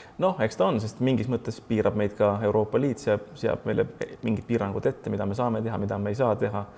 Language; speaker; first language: Estonian; native; Estonian